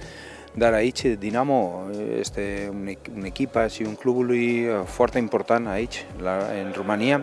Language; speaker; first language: Romanian; non-native, learner; Spanish